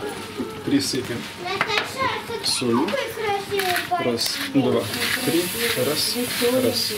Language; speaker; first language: Russian; native; Russian